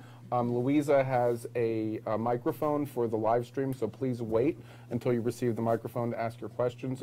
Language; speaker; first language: English; native; English